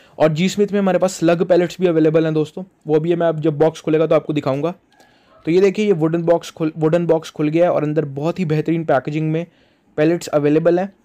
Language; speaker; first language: Hindi; non-native, local second language; Punjabi